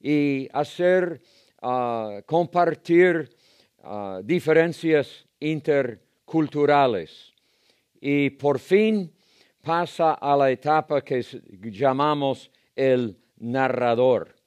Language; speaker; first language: Spanish; non-native, fluent; English